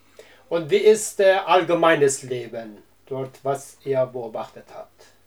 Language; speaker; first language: German; non-native, learner; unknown